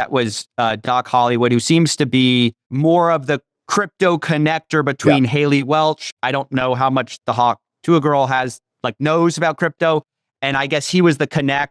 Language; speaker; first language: English; native; English